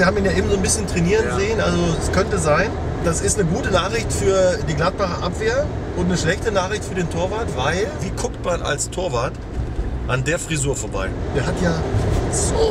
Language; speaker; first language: German; native; German